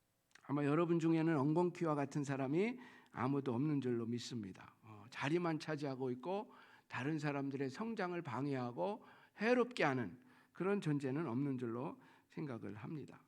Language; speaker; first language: Korean; native; Korean